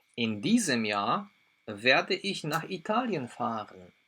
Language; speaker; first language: German; non-native, fluent; Polish